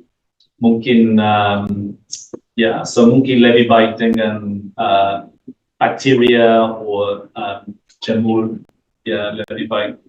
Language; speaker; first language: Indonesian; non-native, learner; English